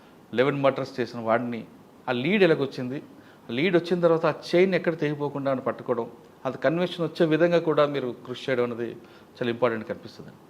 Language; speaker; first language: Telugu; native; Telugu